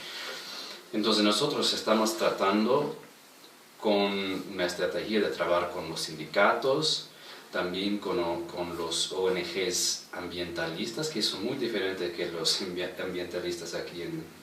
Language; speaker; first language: Spanish; non-native, fluent; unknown